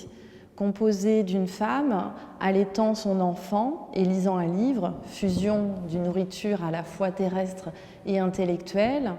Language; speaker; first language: French; native; French